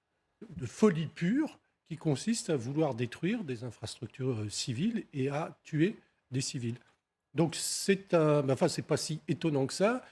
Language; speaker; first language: French; native; French